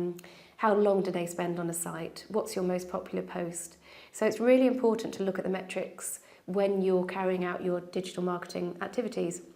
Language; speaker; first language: English; native; English